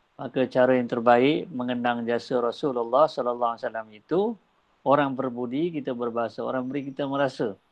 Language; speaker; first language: Malay; native; Malay